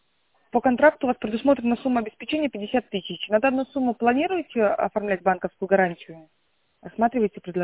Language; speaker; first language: Russian; native; Russian